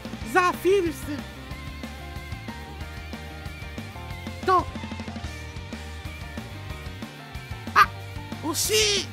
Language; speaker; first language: Japanese; non-native, fluent; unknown